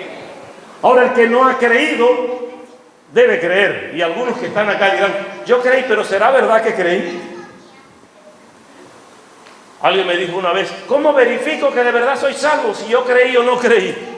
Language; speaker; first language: Spanish; native; Spanish